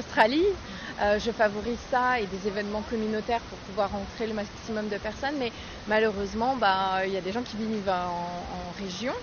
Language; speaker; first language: French; native; French